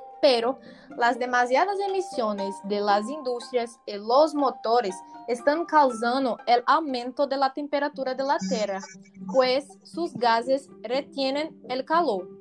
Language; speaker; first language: Spanish; non-native, learner; Portuguese